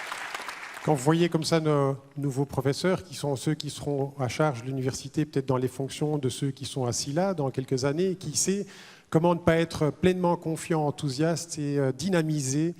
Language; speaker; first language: French; native; French